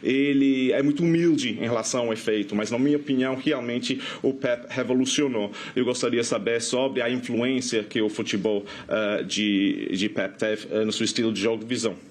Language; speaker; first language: Portuguese; non-native, fluent; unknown